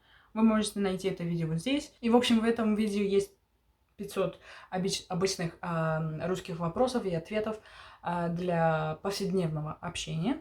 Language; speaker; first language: Russian; early bilingual, heritage; Russian